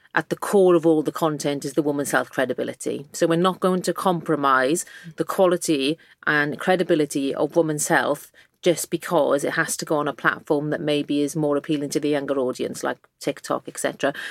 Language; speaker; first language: English; native; English